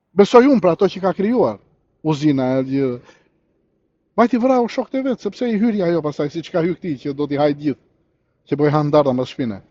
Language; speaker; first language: Albanian; early bilingual, heritage; Albanian